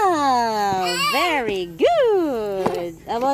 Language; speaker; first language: English; non-native, local second language; Filipino